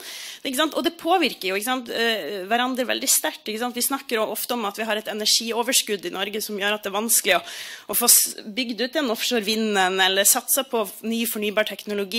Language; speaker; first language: Norwegian; native; Norwegian